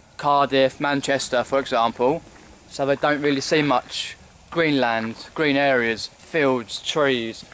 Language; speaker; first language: English; native; English